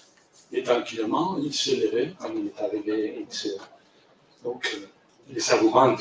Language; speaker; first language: French; non-native, fluent; Spanish